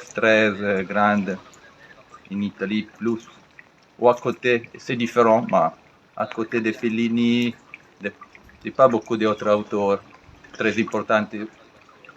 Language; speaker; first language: French; non-native, learner; Italian